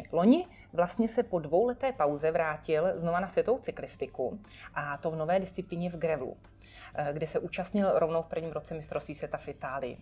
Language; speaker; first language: Czech; native; Czech